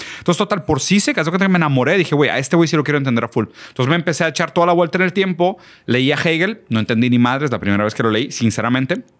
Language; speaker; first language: Spanish; early bilingual, other home language; Portuguese